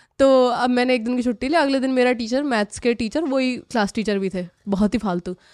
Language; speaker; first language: Hindi; native; Hindi